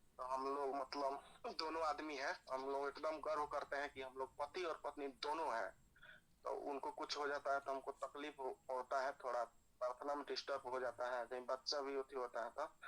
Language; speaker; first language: Hindi; native; Hindi